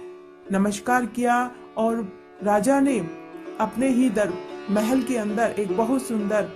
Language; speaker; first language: Hindi; native; Hindi